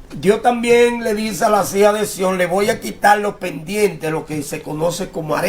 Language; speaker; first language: Spanish; native; Spanish